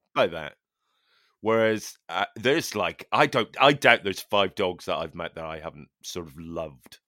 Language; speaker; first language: English; native; English